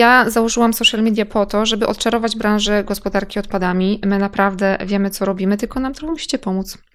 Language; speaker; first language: Polish; native; Polish